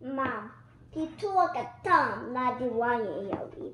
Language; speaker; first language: Russian; early bilingual, heritage; Russian